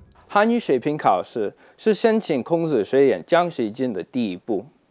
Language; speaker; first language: Chinese; non-native, fluent; English